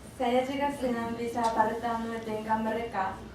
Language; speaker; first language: Indonesian; non-native, learner; Japanese